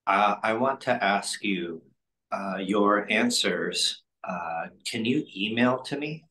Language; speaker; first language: English; non-native, fluent; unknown